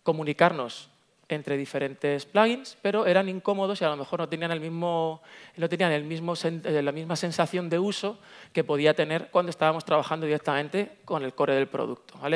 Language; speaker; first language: Spanish; native; Spanish